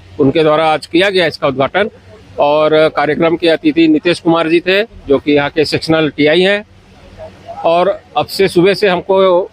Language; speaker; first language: Hindi; native; Hindi